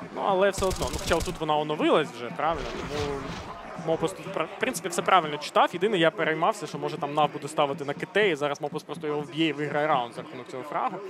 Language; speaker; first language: Ukrainian; non-native, local second language; Russian